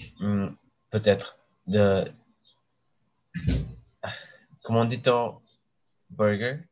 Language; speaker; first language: French; non-native, learner; English